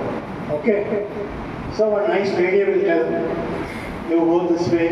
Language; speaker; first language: Telugu; non-native, fluent; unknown